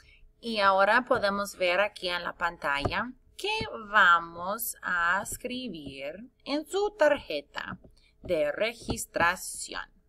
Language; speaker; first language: Spanish; non-native, fluent; English